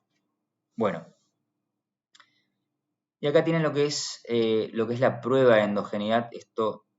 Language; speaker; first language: Spanish; native; Spanish